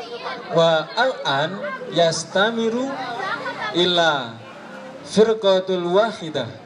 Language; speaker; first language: Arabic; non-native, learner; Indonesian